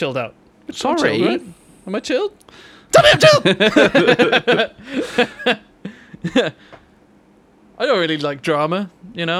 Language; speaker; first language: English; native; English